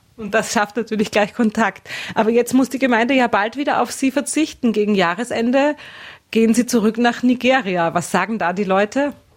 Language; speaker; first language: German; native; German